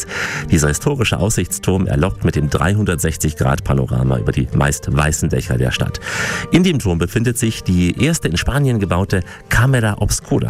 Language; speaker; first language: German; native; German